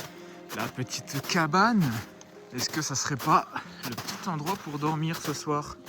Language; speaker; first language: French; native; French